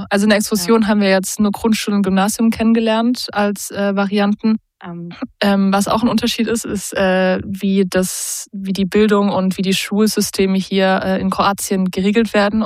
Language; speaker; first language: German; native; German